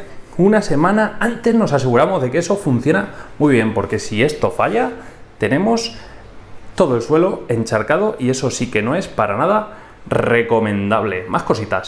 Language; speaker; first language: Spanish; native; Spanish